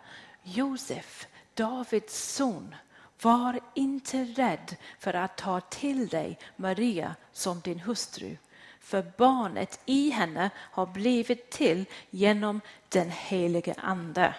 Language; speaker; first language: Swedish; non-native, fluent; English